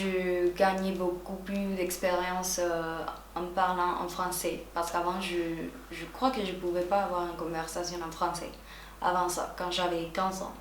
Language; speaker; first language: French; non-native, fluent; Spanish